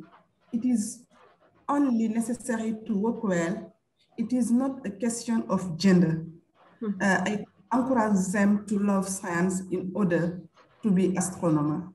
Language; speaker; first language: English; non-native, fluent; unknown